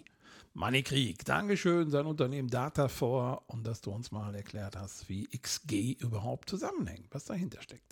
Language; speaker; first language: German; native; German